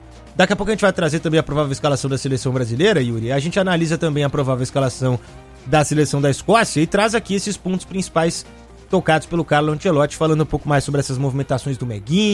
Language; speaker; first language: Portuguese; native; Portuguese